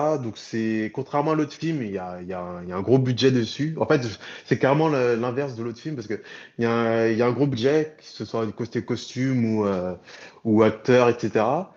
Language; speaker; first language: French; native; French